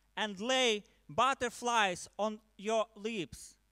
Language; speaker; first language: English; non-native, learner; Ukrainian